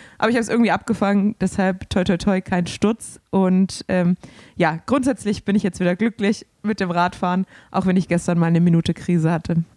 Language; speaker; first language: German; native; German